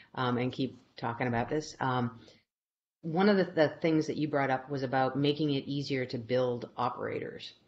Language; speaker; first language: English; native; English